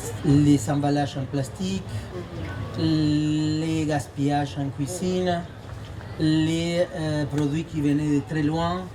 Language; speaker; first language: French; non-native, fluent; Spanish